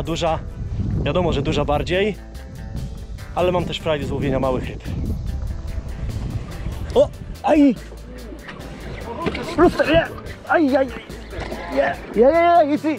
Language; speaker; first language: Polish; native; Polish